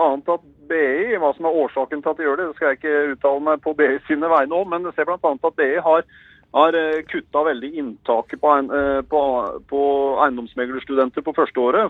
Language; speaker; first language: Norwegian; native; Norwegian